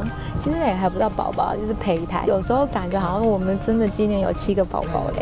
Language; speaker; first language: Chinese; native; Chinese